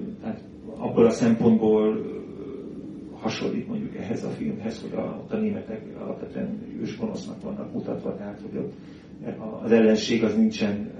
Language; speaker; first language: Hungarian; native; Hungarian